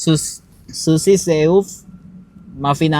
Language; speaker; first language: French; non-native, learner; Filipino